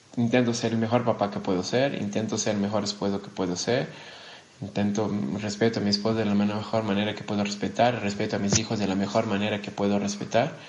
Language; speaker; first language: Spanish; non-native, fluent; Portuguese